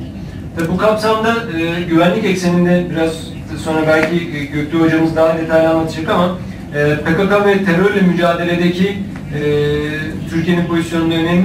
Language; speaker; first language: Turkish; native; Turkish